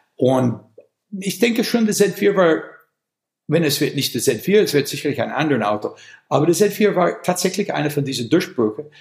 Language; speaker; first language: German; non-native, fluent; English